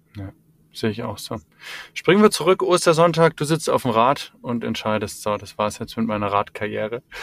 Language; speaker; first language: German; native; German